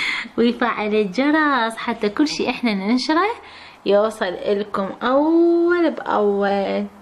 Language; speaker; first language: Arabic; native; Arabic